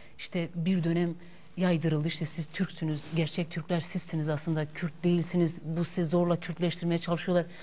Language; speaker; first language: Turkish; non-native, local second language; Kurdish